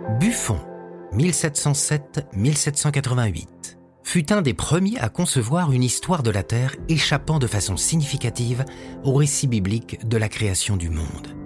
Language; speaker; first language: French; native; French